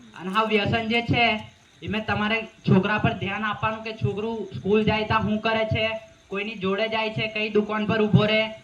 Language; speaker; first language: Gujarati; non-native, local second language; Rathawi